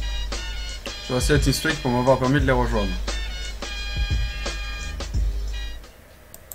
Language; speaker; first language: French; native; French